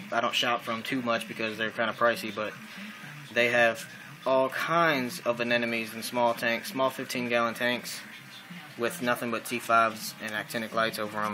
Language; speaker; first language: English; native; English